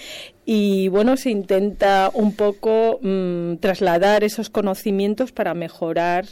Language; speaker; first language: Spanish; native; Spanish